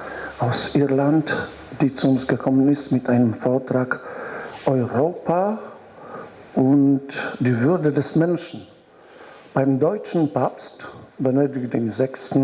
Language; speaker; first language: German; non-native, fluent; Polish